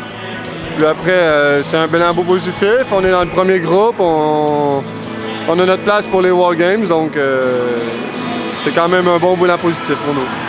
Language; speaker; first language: French; native; French